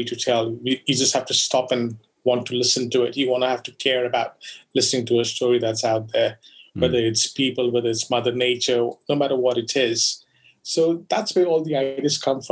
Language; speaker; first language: English; non-native, local second language; Konkani